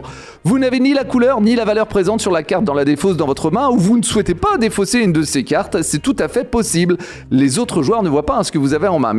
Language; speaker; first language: French; native; French